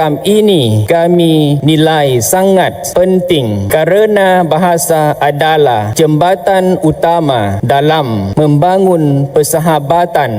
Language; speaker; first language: Indonesian; non-native, fluent; Lao